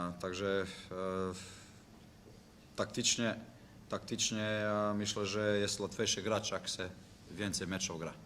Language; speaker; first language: Polish; non-native, learner; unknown